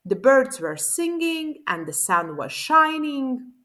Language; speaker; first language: English; non-native, fluent; Latvian